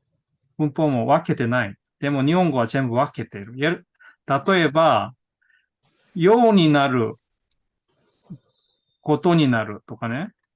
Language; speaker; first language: Japanese; non-native, fluent; Korean